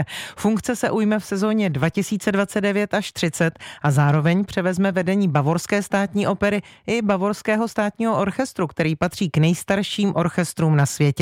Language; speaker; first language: Czech; native; Czech